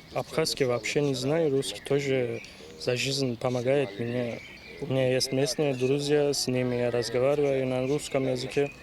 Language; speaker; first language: Russian; non-native, learner; Turkish